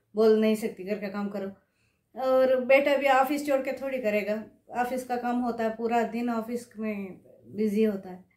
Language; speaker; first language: Hindi; non-native, local second language; Kannada